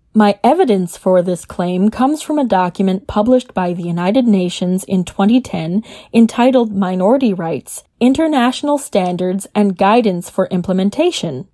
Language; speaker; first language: English; native; English